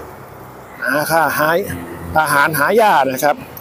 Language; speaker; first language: Thai; native; Thai